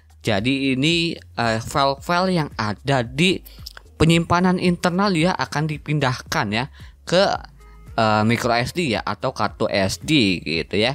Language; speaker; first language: Indonesian; native; Indonesian